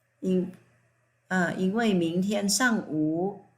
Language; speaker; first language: Chinese; non-native, fluent; Thai